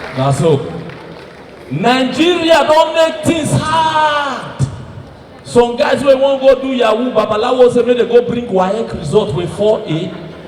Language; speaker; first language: Nigerian Pidgin; native; Nigerian Pidgin